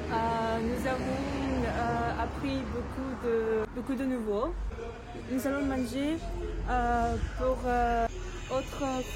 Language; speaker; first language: French; non-native, learner; Russian